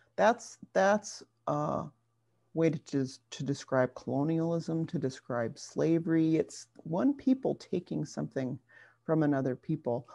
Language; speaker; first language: English; native; English